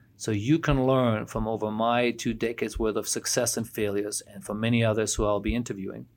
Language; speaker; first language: English; non-native, fluent; German